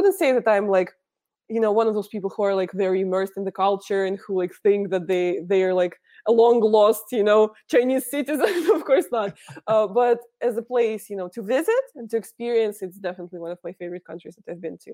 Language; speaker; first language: English; non-native, fluent; Russian